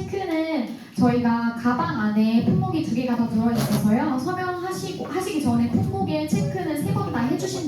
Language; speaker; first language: Korean; native; Korean